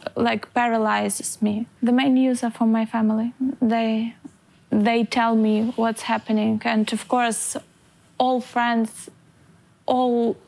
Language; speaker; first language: English; non-native, fluent; Ukrainian